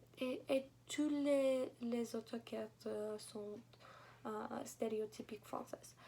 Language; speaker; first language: French; non-native, learner; English